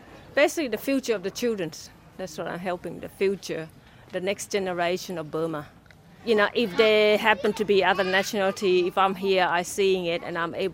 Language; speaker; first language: English; non-native, fluent; Thai